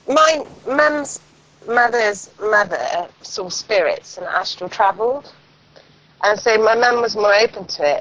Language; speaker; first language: English; native; English